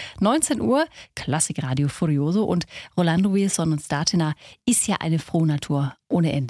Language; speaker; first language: German; native; German